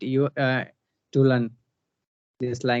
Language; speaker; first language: English; non-native, learner; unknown